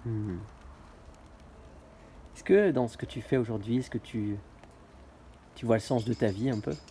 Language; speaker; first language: French; native; French